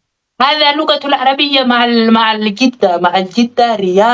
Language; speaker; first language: Arabic; non-native, learner; Oromo